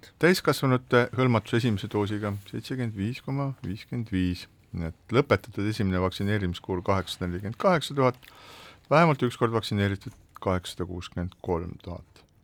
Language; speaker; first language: Estonian; native; Estonian